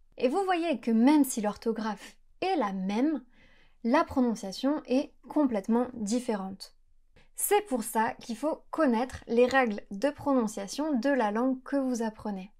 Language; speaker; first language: French; native; French